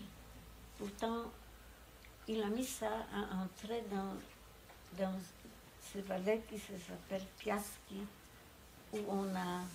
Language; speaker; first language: French; non-native, fluent; Polish